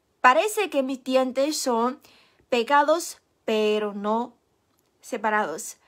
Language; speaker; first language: Spanish; non-native, fluent; Chinese